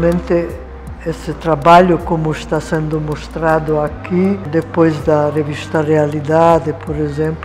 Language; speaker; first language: Portuguese; non-native, fluent; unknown